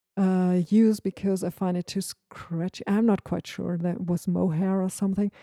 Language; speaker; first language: English; non-native, fluent; German